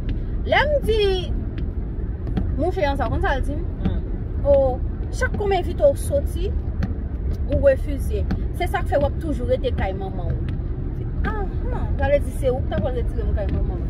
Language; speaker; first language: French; non-native, local second language; Haitian Creole